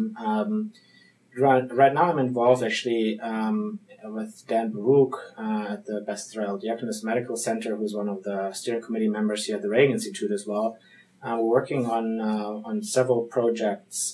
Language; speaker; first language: English; non-native, fluent; German